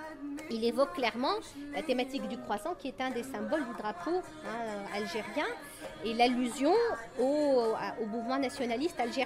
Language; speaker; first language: French; native; French